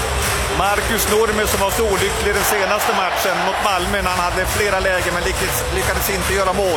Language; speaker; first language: Swedish; native; Swedish